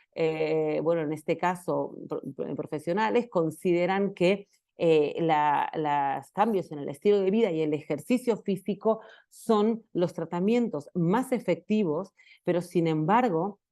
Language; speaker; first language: Spanish; native; Spanish